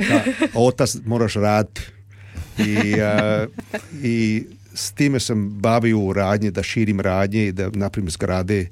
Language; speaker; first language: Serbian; early bilingual, heritage; Serbian